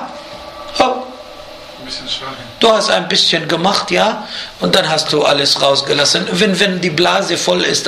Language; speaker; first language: German; non-native, fluent; Arabic